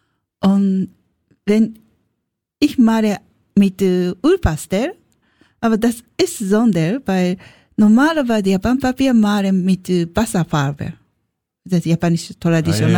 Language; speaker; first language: German; non-native, learner; Japanese